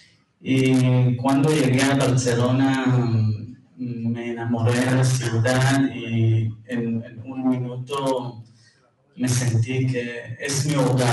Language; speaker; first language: Spanish; non-native, fluent; Hebrew